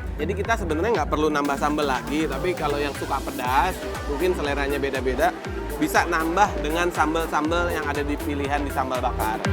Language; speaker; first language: Indonesian; native; Indonesian